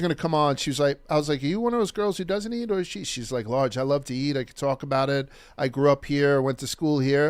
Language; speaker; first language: English; native; English